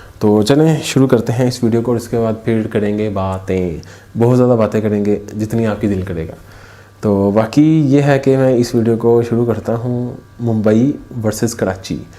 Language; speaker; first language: Urdu; native; Urdu